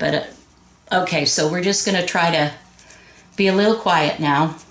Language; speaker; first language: English; native; English